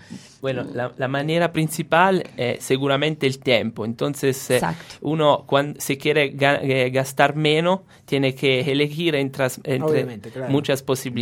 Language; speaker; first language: Spanish; non-native, fluent; Italian